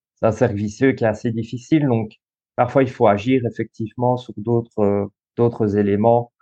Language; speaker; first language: French; native; French